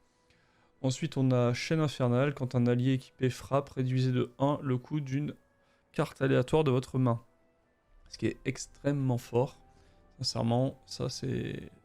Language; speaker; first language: French; native; French